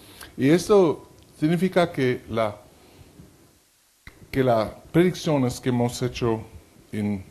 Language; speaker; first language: Spanish; non-native, fluent; French